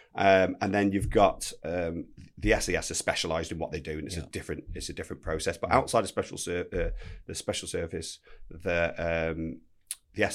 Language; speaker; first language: English; native; English